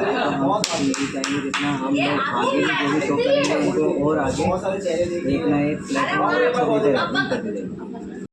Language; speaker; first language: Hindi; native; Hindi